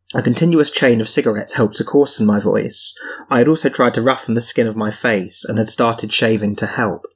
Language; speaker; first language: English; native; English